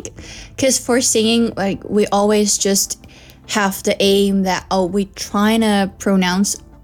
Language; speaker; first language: English; non-native, local second language; Cantonese